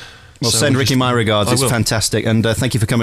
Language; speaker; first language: English; native; English